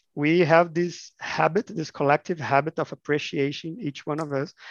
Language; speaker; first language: English; non-native, fluent; Portuguese